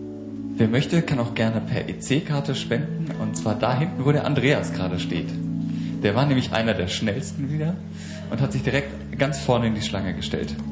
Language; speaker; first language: German; native; German